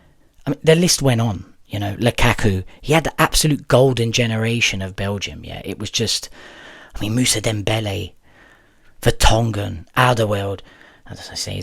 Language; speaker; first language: English; native; English